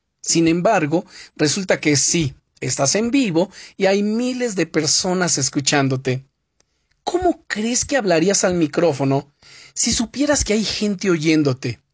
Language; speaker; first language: Spanish; native; Spanish